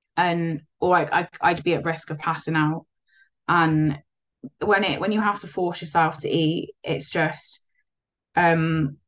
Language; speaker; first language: English; native; English